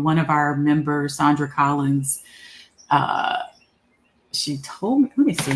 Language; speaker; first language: English; native; English